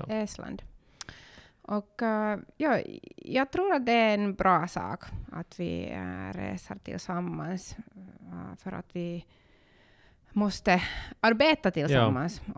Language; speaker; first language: Swedish; non-native, local second language; Finnish